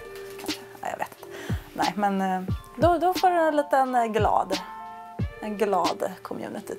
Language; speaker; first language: Swedish; native; Swedish